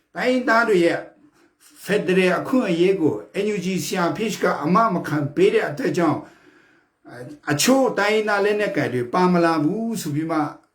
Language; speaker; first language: Burmese; non-native, local second language; Kachin